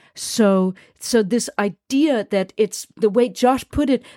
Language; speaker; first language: English; non-native, fluent; German